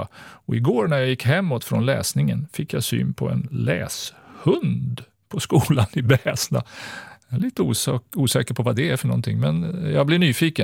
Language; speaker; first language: Swedish; native; Swedish